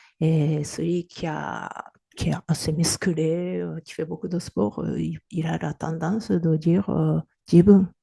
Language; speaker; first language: French; non-native, fluent; Japanese